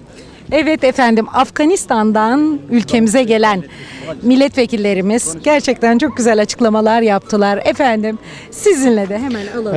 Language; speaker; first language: Turkish; native; Turkish